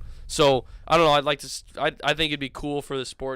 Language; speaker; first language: English; native; English